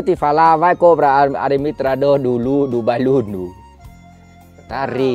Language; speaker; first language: Portuguese; non-native, learner; Vietnamese